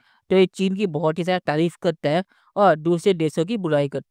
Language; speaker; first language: Hindi; native; Hindi